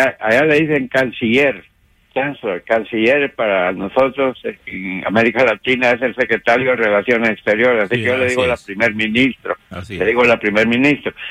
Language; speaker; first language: Spanish; native; Spanish